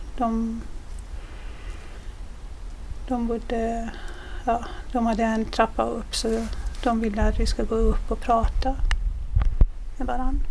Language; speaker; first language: Swedish; non-native, fluent; Persian